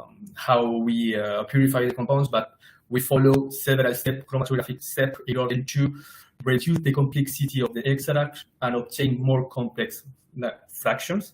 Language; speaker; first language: English; non-native, fluent; Spanish